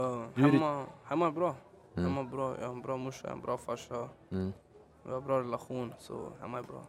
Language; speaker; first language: Swedish; early bilingual, other home language; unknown